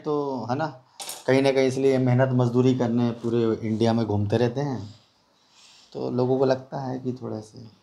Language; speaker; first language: Hindi; native; Hindi